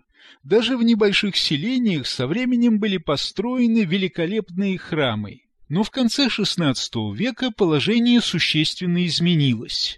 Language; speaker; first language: Russian; native; Russian